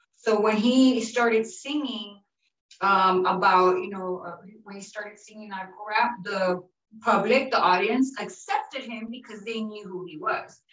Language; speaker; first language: English; early bilingual, other home language; Spanish